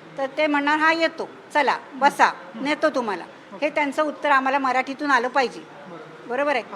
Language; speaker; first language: Marathi; native; Marathi